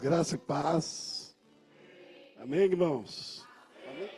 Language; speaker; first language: Portuguese; native; Portuguese